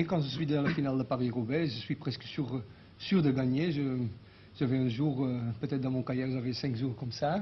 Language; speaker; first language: French; non-native, local second language; Dutch